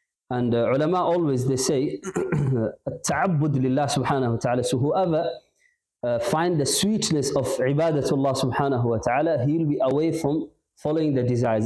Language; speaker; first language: English; non-native, local second language; Bangla